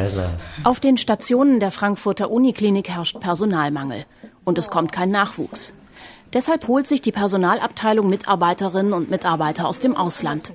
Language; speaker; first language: German; native; German